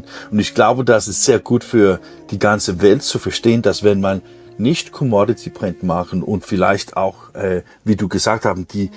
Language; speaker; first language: German; non-native, learner; Danish